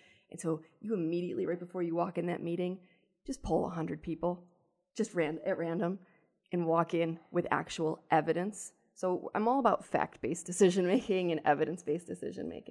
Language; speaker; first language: English; native; English